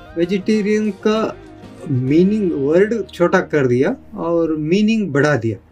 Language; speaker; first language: Hindi; non-native, local second language; Kannada